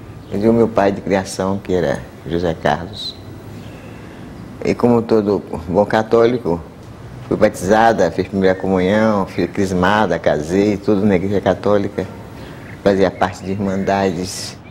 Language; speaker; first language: Portuguese; native; Portuguese